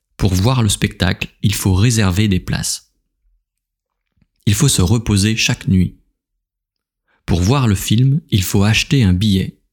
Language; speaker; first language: French; native; French